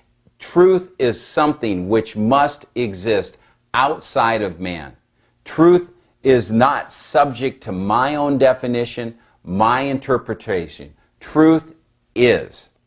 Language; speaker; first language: English; native; English